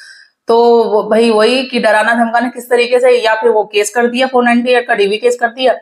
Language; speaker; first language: Hindi; native; Hindi